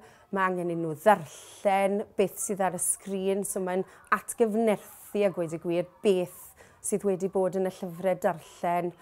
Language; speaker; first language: Welsh; native; Welsh